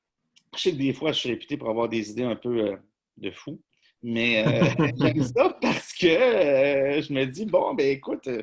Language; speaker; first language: French; native; French